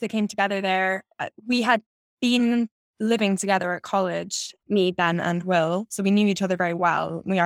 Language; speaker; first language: English; native; English